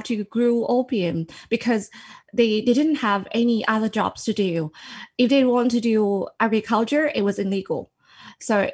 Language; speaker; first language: English; non-native, fluent; Thai